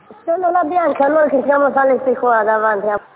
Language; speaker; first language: Italian; non-native, learner; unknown